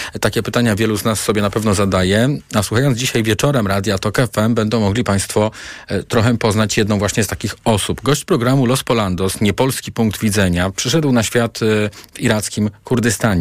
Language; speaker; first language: Polish; native; Polish